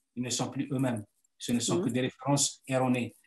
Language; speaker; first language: French; non-native, local second language; Arabic